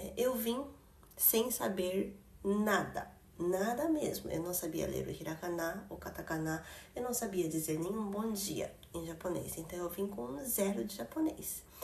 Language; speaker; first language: Portuguese; early bilingual, heritage; Portuguese